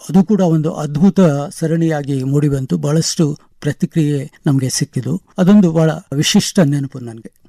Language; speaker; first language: Kannada; non-native, local second language; Konkani